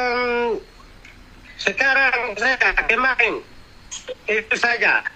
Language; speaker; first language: Indonesian; non-native, local second language; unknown